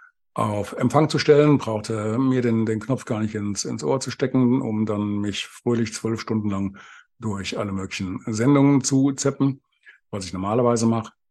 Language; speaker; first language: German; native; German